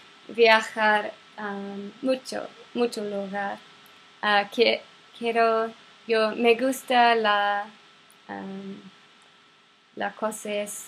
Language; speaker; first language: Spanish; non-native, learner; English